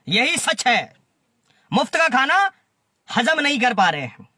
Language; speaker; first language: Hindi; native; Hindi